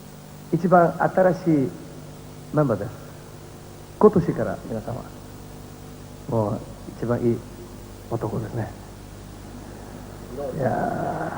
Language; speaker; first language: Japanese; non-native, learner; Spanish